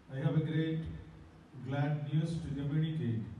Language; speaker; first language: English; non-native, local second language; Malayalam